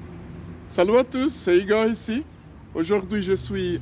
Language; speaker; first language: French; non-native, fluent; Portuguese